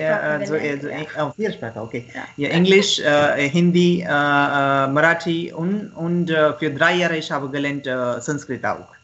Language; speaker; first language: German; non-native, learner; Marathi